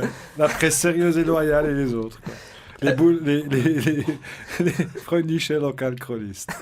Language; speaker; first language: French; native; French